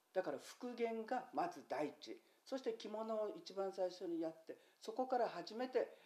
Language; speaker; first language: Japanese; native; Japanese